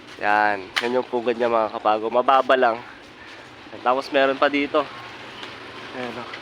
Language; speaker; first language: Filipino; native; Filipino